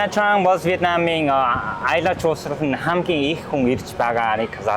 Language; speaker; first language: Mongolian; non-native, learner; Vietnamese